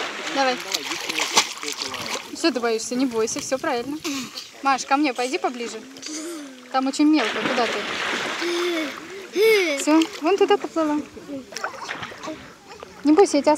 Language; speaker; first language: Russian; native; Russian